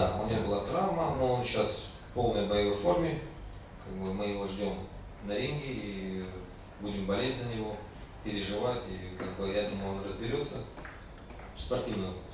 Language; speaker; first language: Russian; native; Russian